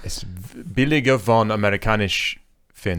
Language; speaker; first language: German; non-native, learner; English